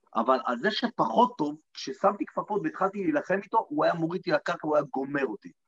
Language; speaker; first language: Hebrew; native; Hebrew